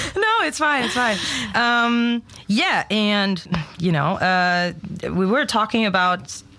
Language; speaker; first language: English; non-native, fluent; German